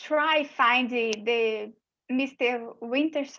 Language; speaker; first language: English; non-native, learner; Portuguese